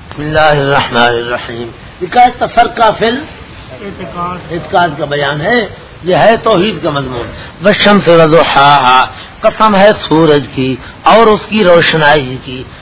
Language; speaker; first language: Urdu; non-native, local second language; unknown